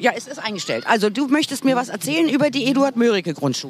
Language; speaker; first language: German; native; German